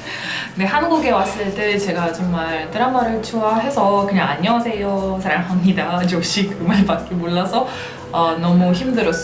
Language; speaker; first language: Korean; non-native, fluent; Russian